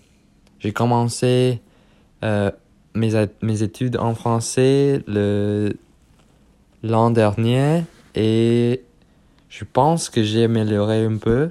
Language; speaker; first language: French; non-native, learner; Spanish